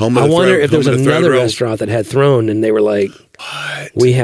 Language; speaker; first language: English; native; English